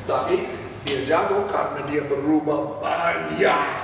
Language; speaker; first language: Indonesian; non-native, fluent; English